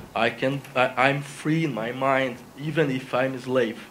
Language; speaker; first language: English; non-native, fluent; Spanish